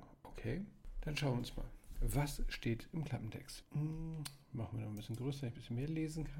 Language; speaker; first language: German; native; German